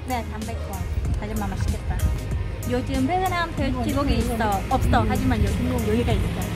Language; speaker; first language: Korean; non-native, learner; Vietnamese